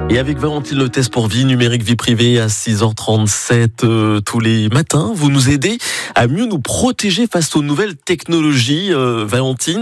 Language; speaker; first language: French; native; French